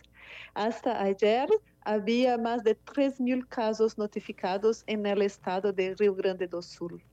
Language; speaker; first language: Spanish; non-native, fluent; Portuguese